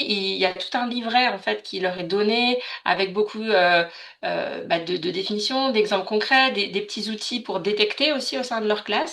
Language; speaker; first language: French; native; French